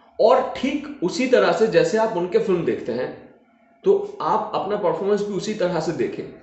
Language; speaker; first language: Hindi; non-native, local second language; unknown